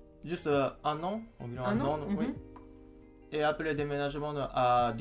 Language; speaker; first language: French; non-native, learner; Japanese